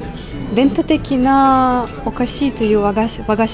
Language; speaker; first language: Japanese; non-native, fluent; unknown